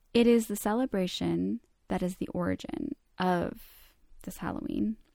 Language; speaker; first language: English; early bilingual, other home language; Croatian